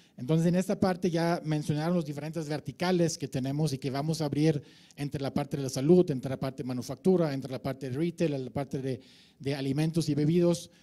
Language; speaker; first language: Spanish; non-native, fluent; German